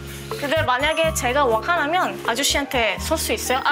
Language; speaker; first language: Korean; non-native, learner; Italian